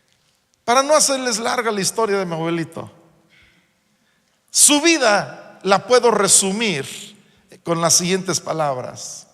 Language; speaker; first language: Spanish; non-native, local second language; English